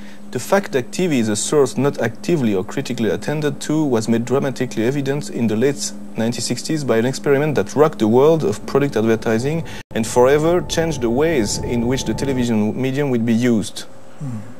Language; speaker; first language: English; non-native, fluent; French